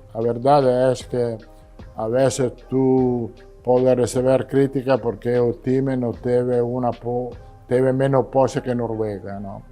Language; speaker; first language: Portuguese; non-native, learner; Italian